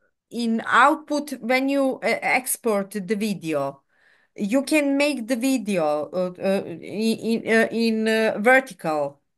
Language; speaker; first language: English; non-native, fluent; Serbian